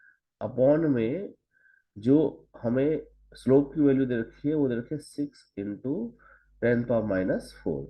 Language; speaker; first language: Hindi; native; Hindi